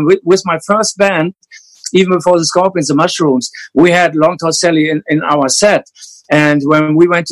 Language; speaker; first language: English; non-native, fluent; German